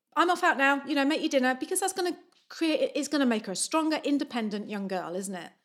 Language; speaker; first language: English; native; English